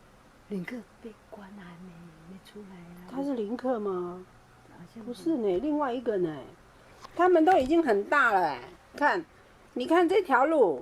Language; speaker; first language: Chinese; native; Chinese